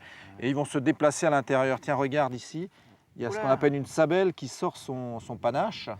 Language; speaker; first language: French; native; French